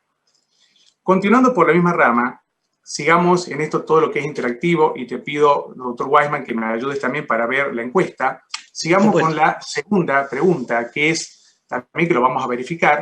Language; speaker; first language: Spanish; native; Spanish